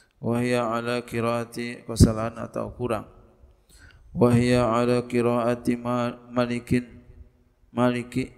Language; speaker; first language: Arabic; non-native, fluent; Indonesian